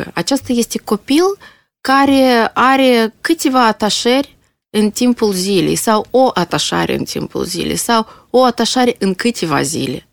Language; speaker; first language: Romanian; non-native, local second language; Russian